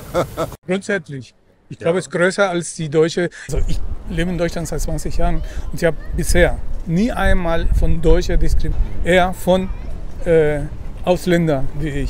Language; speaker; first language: German; non-native, fluent; Spanish